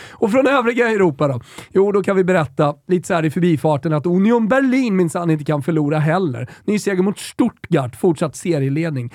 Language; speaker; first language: Swedish; native; Swedish